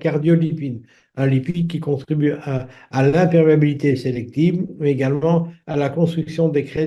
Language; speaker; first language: French; native; French